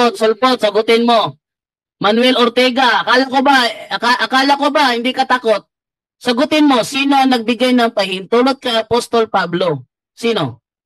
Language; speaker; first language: Filipino; native; Filipino